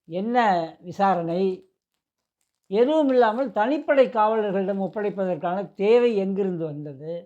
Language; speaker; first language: Tamil; native; Tamil